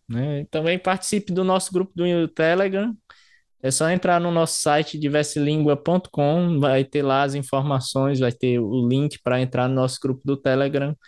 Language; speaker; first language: Portuguese; native; Portuguese